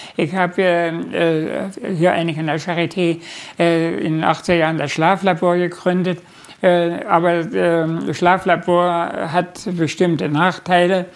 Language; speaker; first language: German; native; German